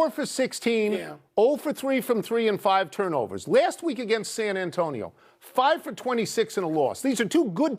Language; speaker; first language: English; native; English